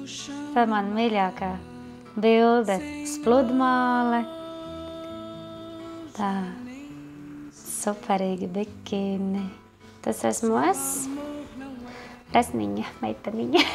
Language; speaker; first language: Latvian; non-native, learner; Portuguese